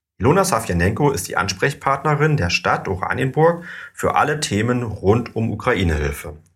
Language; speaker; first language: German; native; German